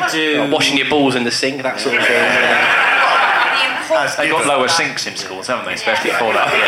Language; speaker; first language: English; native; English